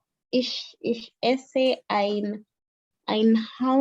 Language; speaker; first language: German; non-native, learner; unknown